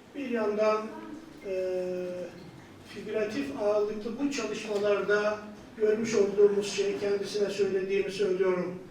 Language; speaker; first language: Turkish; native; Turkish